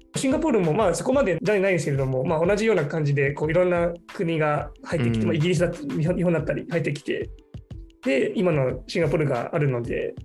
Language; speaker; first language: Japanese; non-native, fluent; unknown